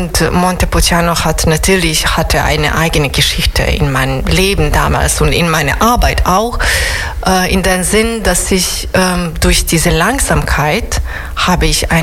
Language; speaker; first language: German; non-native, fluent; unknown